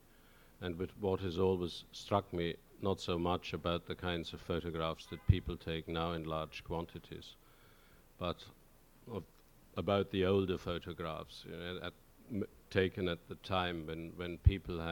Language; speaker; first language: English; non-native, fluent; German